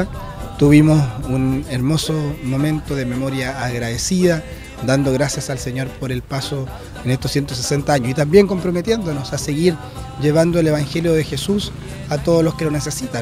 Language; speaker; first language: Spanish; native; Spanish